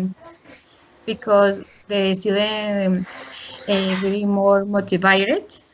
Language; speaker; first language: English; non-native, learner; Spanish